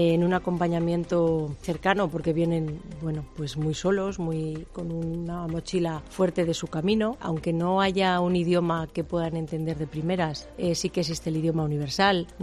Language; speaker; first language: Spanish; native; Spanish